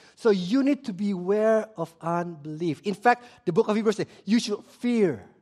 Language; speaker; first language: English; early bilingual, other home language; Indonesian